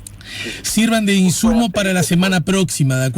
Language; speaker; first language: Spanish; native; Spanish